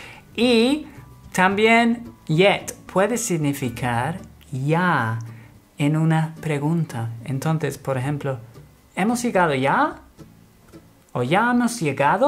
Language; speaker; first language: Spanish; non-native, fluent; English